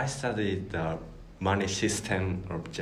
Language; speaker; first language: English; non-native, learner; Japanese